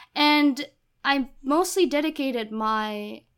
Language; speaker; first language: English; non-native, fluent; Japanese